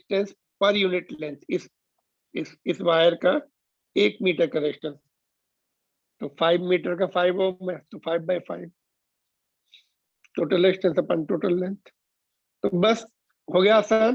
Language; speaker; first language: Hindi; non-native, local second language; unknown